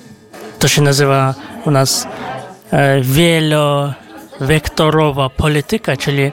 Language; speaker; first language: Polish; non-native, fluent; Kazakh